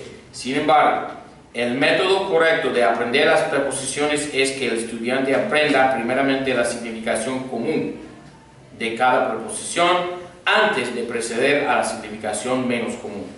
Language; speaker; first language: Spanish; non-native, fluent; English